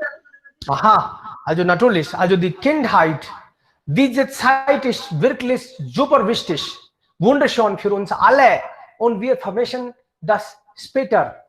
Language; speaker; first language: German; non-native, fluent; Hindi